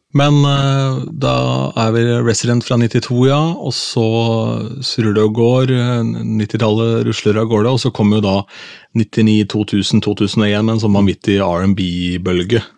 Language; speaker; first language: Norwegian; native; Norwegian